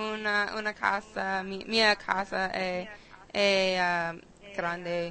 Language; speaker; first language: Italian; non-native, learner; English